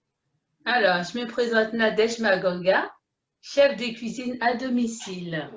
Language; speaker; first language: French; early bilingual, other home language; Haitian Creole